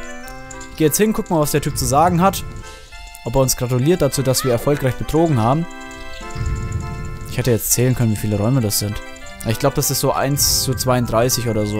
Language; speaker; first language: German; native; German